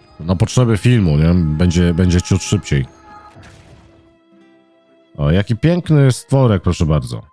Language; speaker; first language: Polish; native; Polish